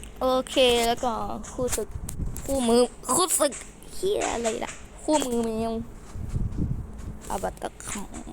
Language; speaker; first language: Thai; native; Thai